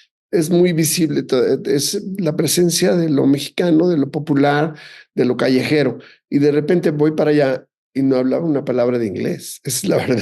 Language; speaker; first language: Spanish; native; Spanish